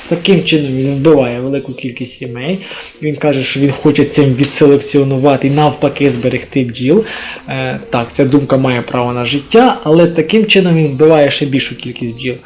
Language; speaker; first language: Ukrainian; non-native, local second language; Russian